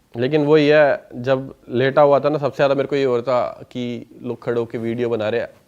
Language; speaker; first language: Hindi; non-native, local second language; Punjabi